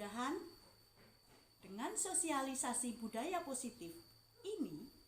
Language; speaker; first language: Indonesian; non-native, local second language; Javanese